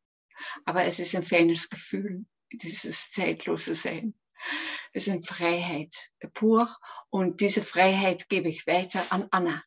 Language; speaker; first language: German; non-native, fluent; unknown